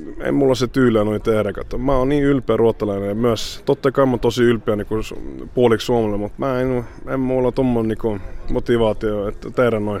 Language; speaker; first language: Finnish; early bilingual, heritage; Swedish